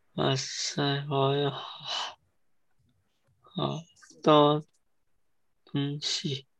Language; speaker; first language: Chinese; early bilingual, heritage; Chinese